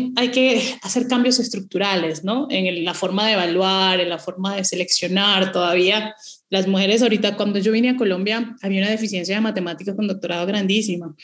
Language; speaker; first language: Spanish; native; Spanish